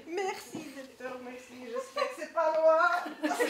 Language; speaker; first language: French; non-native, learner; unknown